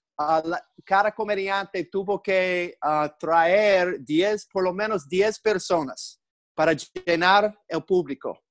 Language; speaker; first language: Spanish; non-native, learner; English